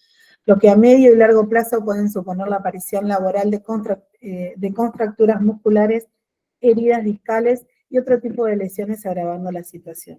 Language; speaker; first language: Spanish; native; Spanish